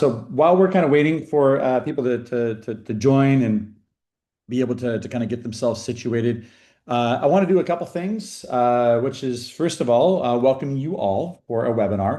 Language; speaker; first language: English; native; English